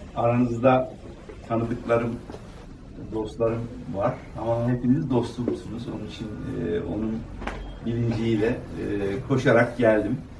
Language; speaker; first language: Turkish; native; Turkish